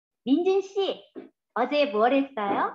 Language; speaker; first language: Korean; non-native, learner; Vietnamese